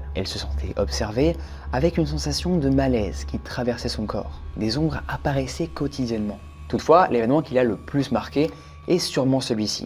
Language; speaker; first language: French; native; French